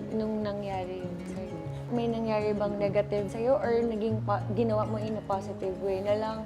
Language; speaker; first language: Filipino; non-native, local second language; Cebuano